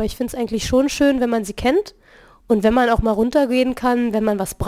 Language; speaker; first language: German; native; German